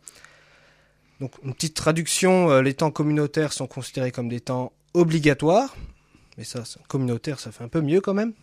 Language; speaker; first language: French; native; French